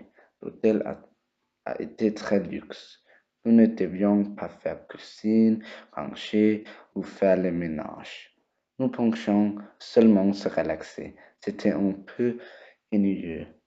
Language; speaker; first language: French; non-native, learner; Danish